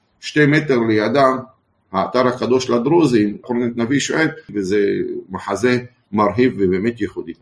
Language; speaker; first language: Hebrew; non-native, local second language; Arabic